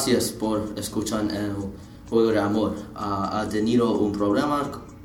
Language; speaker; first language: Spanish; non-native, learner; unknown